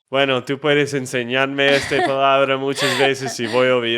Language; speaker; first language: Spanish; non-native, fluent; English